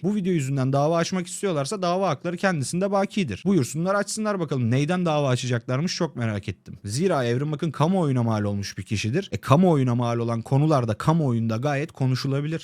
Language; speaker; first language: Turkish; native; Turkish